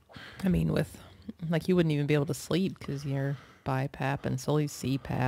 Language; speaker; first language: English; native; English